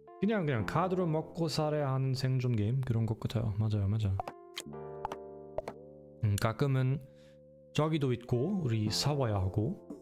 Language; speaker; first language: Korean; non-native, learner; German